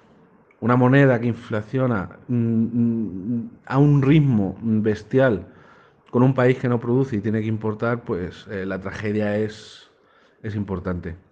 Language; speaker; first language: Spanish; native; Spanish